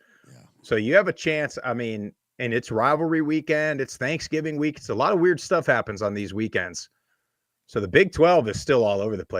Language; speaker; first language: English; native; English